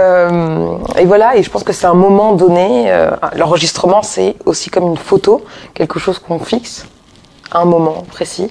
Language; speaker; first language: French; native; French